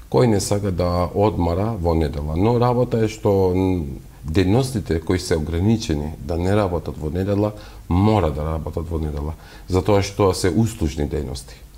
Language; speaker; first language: Macedonian; non-native, local second language; Albanian